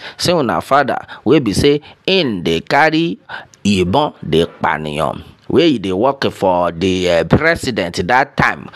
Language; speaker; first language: Nigerian Pidgin; non-native, local second language; Yoruba